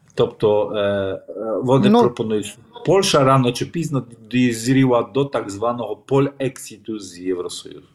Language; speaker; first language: Ukrainian; non-native, fluent; Polish